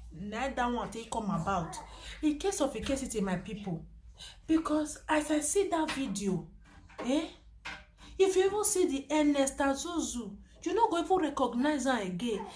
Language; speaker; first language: Nigerian Pidgin; non-native, local second language; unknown